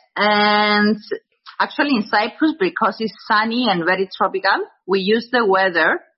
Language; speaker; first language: English; non-native, fluent; Greek